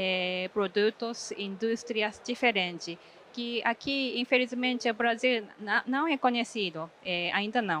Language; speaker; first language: Portuguese; non-native, fluent; Japanese